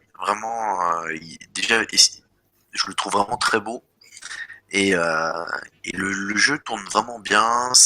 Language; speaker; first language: French; native; French